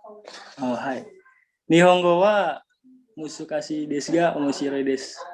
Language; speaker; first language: Japanese; non-native, learner; Indonesian